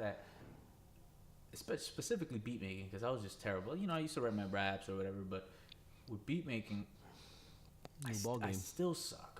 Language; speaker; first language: English; native; English